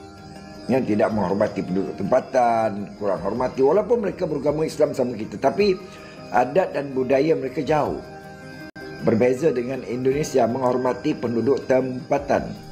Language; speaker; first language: Malay; native; Malay